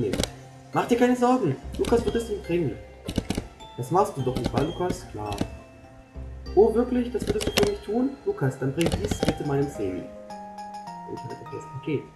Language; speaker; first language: German; native; German